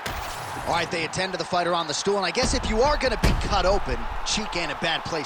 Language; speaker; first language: English; native; English